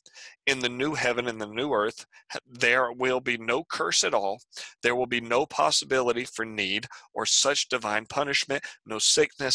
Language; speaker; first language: English; native; English